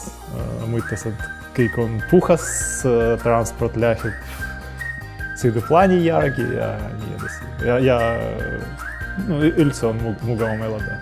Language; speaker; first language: Estonian; non-native, learner; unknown